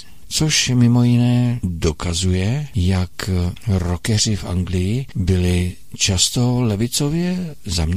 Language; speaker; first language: Czech; native; Czech